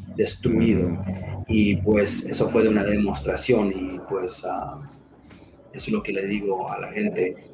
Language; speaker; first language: Spanish; early bilingual, heritage; Spanish